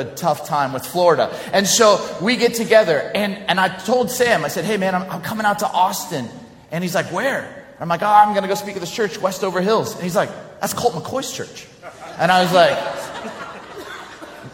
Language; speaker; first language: English; native; English